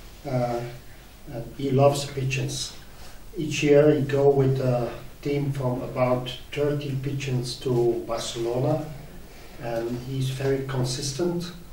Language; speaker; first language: English; non-native, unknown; Dutch